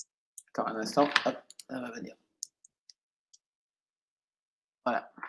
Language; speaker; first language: French; non-native, local second language; Luxembourgish